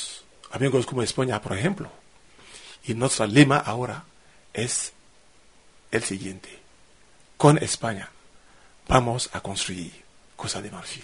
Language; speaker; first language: Spanish; non-native, fluent; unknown